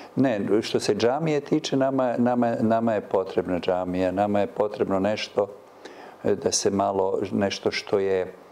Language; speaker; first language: Serbian; native; Serbian